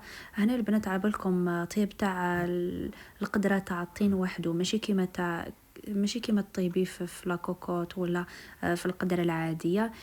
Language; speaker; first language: Arabic; native; Arabic